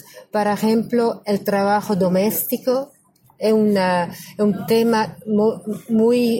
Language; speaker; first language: Spanish; non-native, learner; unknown